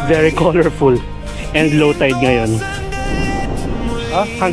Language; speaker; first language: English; non-native, local second language; Filipino